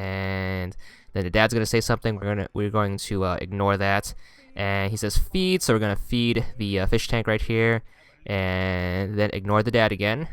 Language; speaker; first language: English; native; English